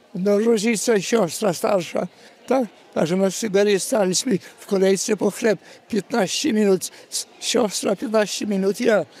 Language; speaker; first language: Polish; native; Polish